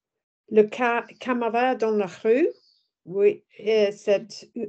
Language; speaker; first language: French; non-native, learner; English